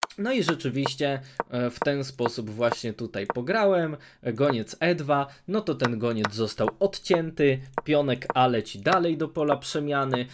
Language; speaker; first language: Polish; native; Polish